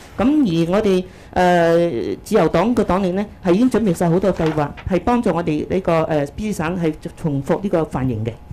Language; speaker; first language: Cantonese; early bilingual, heritage; Cantonese